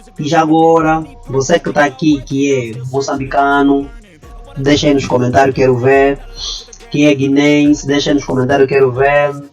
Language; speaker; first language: Portuguese; native; Portuguese